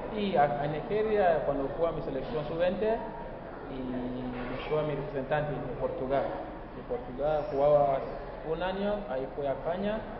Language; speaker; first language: Spanish; non-native, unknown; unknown